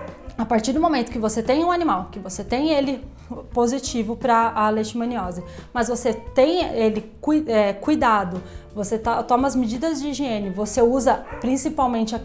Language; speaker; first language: Portuguese; native; Portuguese